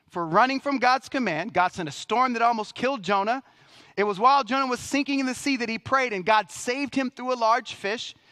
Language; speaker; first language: English; native; English